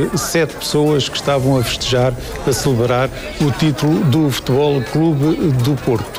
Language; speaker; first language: Portuguese; native; Portuguese